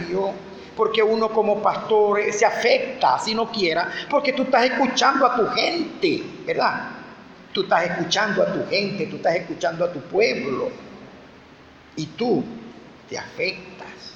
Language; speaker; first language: Spanish; native; Spanish